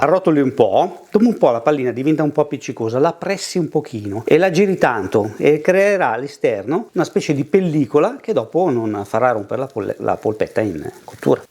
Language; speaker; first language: Italian; native; Italian